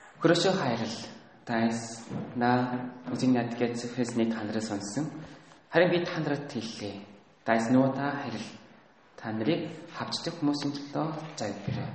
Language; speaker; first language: Mongolian; non-native, learner; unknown